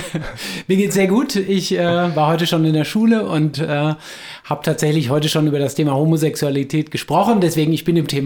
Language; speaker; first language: German; native; German